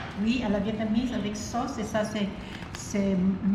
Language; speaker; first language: French; non-native, fluent; Vietnamese